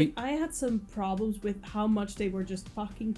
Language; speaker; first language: English; native; English